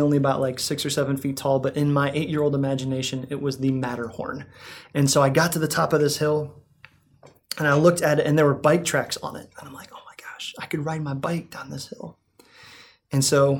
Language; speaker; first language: English; native; English